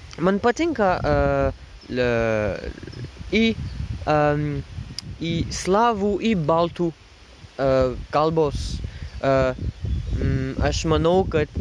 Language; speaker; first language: Lithuanian; non-native, learner; French